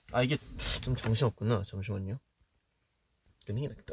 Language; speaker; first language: Korean; early bilingual, heritage; Korean